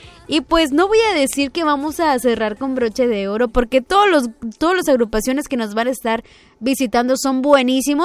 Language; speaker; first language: Spanish; native; Spanish